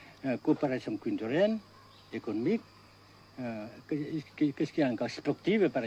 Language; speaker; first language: French; non-native, fluent; Vietnamese